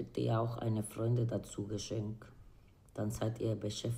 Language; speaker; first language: German; non-native, learner; Spanish